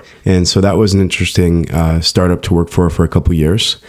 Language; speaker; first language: English; native; English